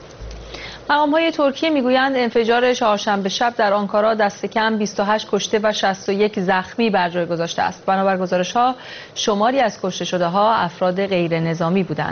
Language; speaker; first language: Persian; native; Persian